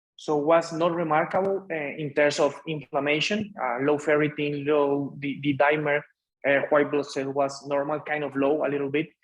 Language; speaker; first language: English; non-native, fluent; Spanish